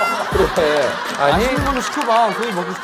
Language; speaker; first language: Korean; native; Korean